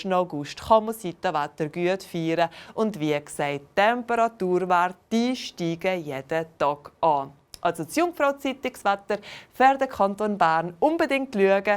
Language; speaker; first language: German; native; German